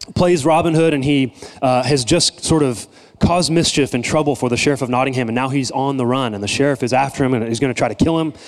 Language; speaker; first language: English; native; English